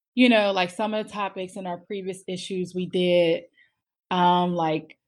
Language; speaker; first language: English; native; English